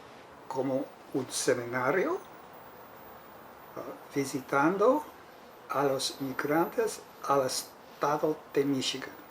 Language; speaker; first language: Spanish; non-native, fluent; English